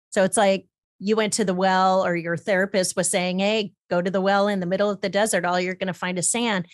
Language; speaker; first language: English; native; English